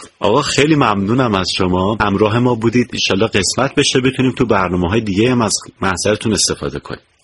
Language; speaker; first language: Persian; native; Persian